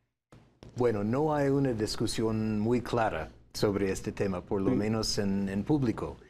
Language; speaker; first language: Spanish; non-native, fluent; English